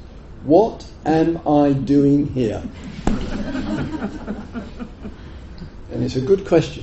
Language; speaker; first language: English; native; English